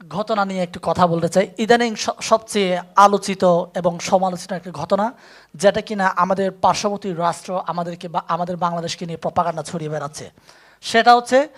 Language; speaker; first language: Bangla; non-native, local second language; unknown